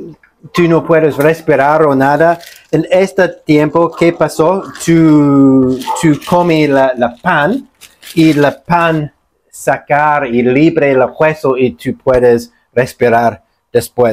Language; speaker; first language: Spanish; non-native, learner; English